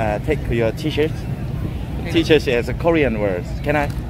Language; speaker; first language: English; non-native, learner; Korean